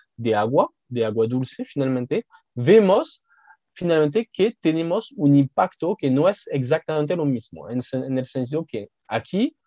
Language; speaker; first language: Spanish; non-native, fluent; French